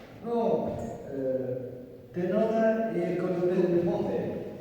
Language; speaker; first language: Italian; non-native, learner; French